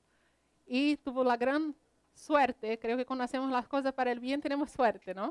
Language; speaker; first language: Spanish; non-native, fluent; Portuguese